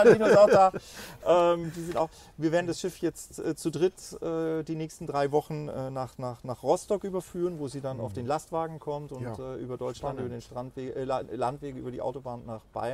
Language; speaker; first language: German; native; German